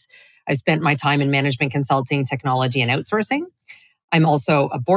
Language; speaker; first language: English; native; English